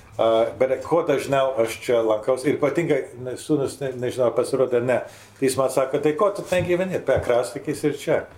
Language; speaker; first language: Lithuanian; early bilingual, heritage; Lithuanian